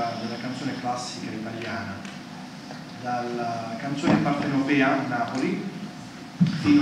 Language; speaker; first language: Italian; native; Italian